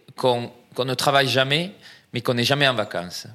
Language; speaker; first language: French; native; French